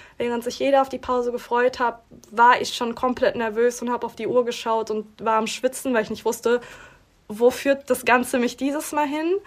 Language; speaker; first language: German; early bilingual, other home language; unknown